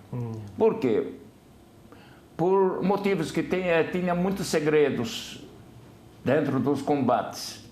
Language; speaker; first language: Portuguese; non-native, fluent; Arabic